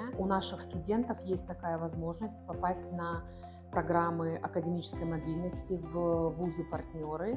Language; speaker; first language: Russian; native; Russian